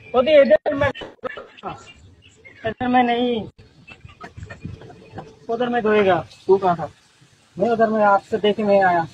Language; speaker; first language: Hindi; non-native, learner; Bangla